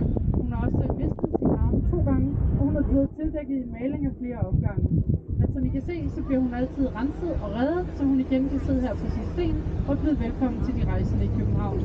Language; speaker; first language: Danish; native; Danish